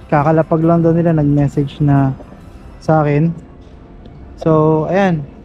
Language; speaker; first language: Filipino; native; Filipino